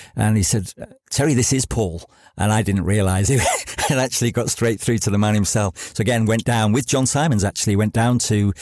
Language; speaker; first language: English; native; English